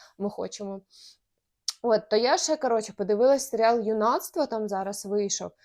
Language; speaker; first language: Ukrainian; native; Ukrainian